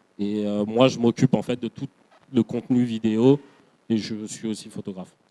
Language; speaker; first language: French; native; French